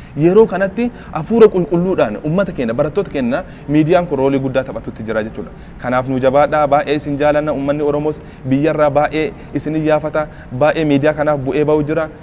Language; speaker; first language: Oromo; native; Oromo